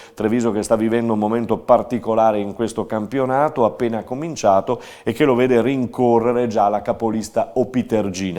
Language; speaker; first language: Italian; native; Italian